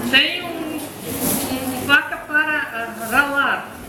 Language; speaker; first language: Portuguese; non-native, learner; Dutch